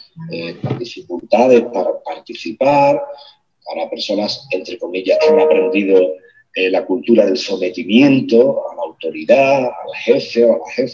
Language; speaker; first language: Spanish; native; Spanish